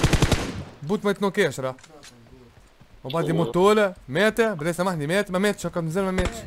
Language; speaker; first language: Arabic; native; Arabic